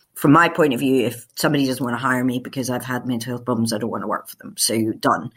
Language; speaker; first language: English; native; English